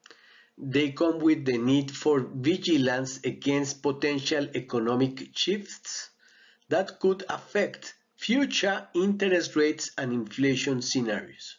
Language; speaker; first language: English; non-native, fluent; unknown